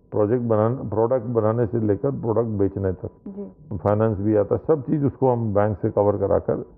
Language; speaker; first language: Hindi; native; Hindi